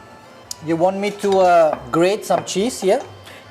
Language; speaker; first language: English; non-native, fluent; Indonesian